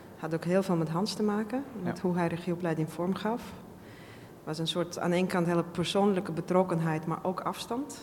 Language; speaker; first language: Dutch; non-native, fluent; Russian